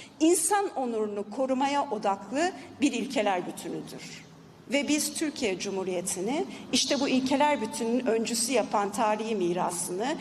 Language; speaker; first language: Turkish; native; Turkish